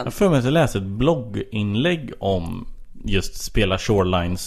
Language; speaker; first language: Swedish; native; Swedish